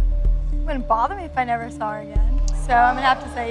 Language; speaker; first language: English; native; English